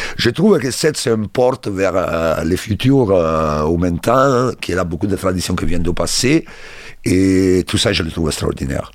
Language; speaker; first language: French; non-native, learner; Italian